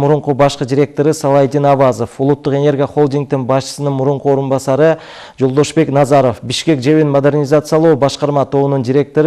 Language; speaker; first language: Kyrgyz; native; Kyrgyz